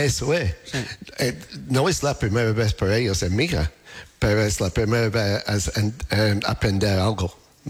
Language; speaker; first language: Spanish; non-native, learner; English